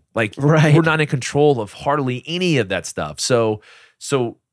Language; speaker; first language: English; native; English